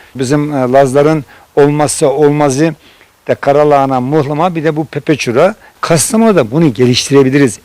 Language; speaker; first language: Turkish; native; Turkish